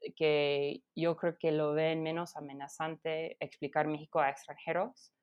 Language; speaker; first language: Spanish; non-native, fluent; English